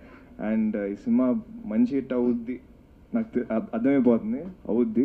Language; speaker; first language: Telugu; native; Telugu